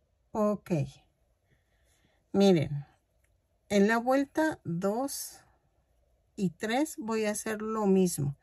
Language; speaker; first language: Spanish; native; Spanish